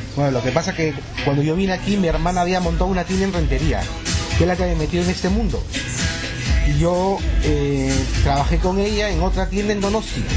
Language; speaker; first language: Spanish; native; Spanish